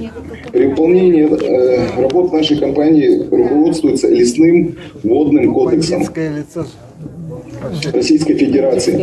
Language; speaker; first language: Russian; native; Russian